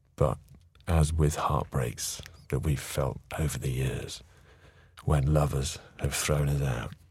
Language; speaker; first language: English; native; English